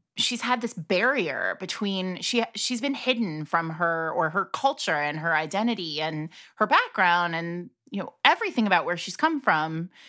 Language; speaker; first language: English; early bilingual, other home language; Italian